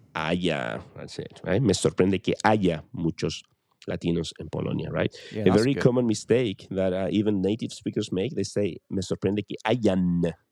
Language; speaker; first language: English; non-native, fluent; Spanish